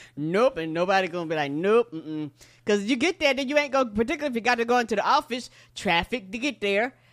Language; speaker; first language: English; native; English